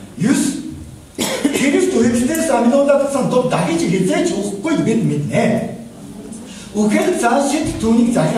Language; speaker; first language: Mongolian; non-native, fluent; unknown